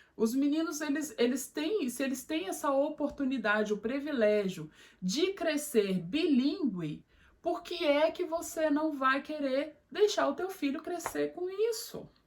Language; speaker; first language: Portuguese; native; Portuguese